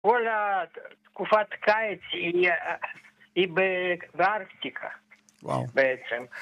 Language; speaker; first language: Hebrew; non-native, fluent; Russian